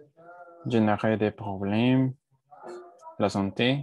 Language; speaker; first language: French; non-native, learner; Spanish